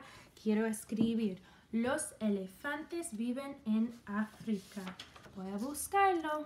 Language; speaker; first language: Spanish; non-native, fluent; English